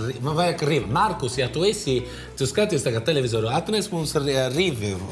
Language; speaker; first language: Latvian; non-native, fluent; Italian